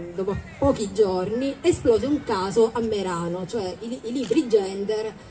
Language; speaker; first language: Italian; native; Italian